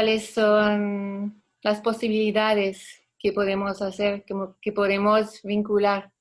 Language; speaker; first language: Spanish; non-native, fluent; French